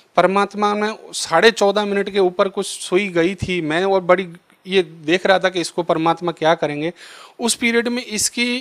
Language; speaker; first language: Hindi; native; Hindi